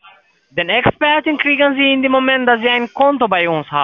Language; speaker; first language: German; non-native, learner; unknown